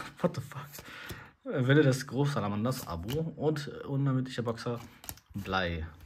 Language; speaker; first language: German; early bilingual, other home language; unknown